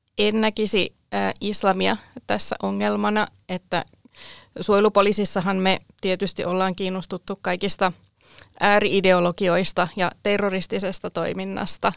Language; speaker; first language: Finnish; native; Finnish